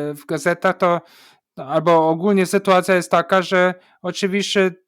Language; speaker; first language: Polish; non-native, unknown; German